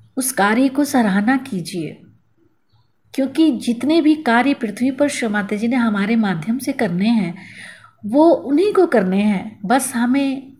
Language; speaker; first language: Hindi; native; Hindi